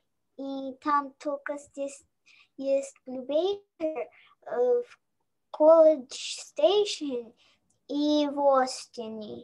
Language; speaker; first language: Russian; early bilingual, heritage; Russian